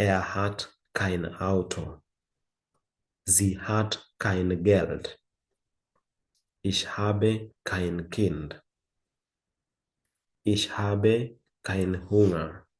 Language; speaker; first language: German; non-native, fluent; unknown